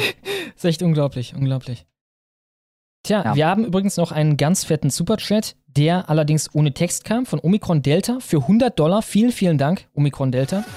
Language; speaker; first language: German; native; German